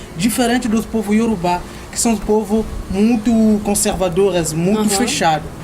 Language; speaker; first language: Portuguese; non-native, fluent; Kongo